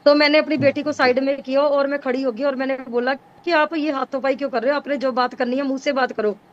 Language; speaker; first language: Hindi; non-native, local second language; Punjabi